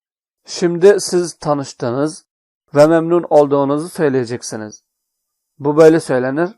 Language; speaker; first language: Turkish; non-native, fluent; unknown